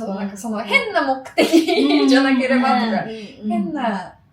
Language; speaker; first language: Japanese; non-native, fluent; English